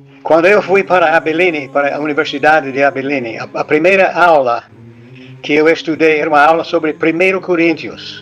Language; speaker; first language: Portuguese; non-native, fluent; English